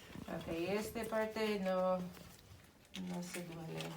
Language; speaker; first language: Spanish; non-native, learner; English